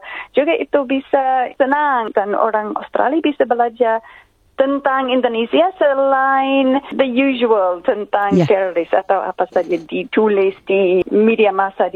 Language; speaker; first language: Indonesian; non-native, fluent; English